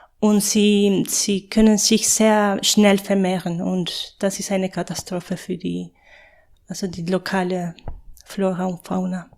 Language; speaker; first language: German; non-native, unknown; Spanish